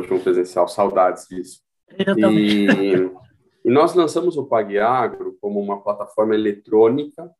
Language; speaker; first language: Portuguese; native; Portuguese